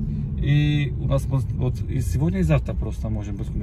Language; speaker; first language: Russian; non-native, fluent; Turkish